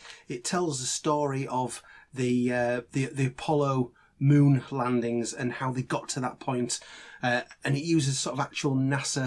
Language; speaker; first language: English; native; English